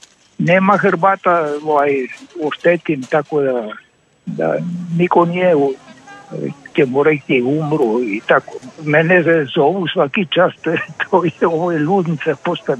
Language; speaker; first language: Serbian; early bilingual, heritage; Serbian